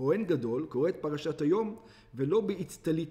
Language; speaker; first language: Hebrew; non-native, fluent; English